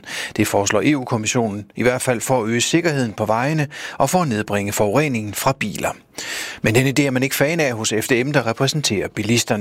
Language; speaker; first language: Danish; native; Danish